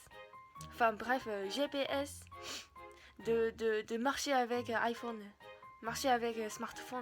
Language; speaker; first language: French; non-native, learner; Japanese